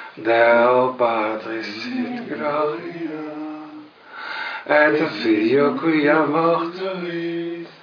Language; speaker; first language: French; native; French